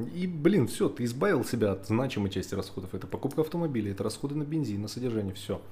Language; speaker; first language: Russian; native; Russian